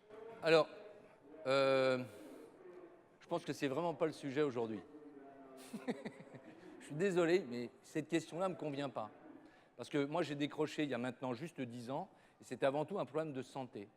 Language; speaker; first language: French; native; French